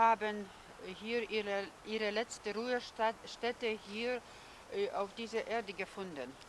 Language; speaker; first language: German; non-native, fluent; Lithuanian